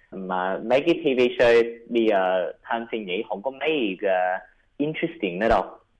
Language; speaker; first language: Vietnamese; early bilingual, heritage; Vietnamese